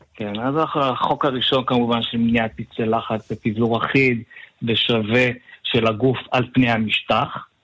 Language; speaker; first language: Hebrew; native; Hebrew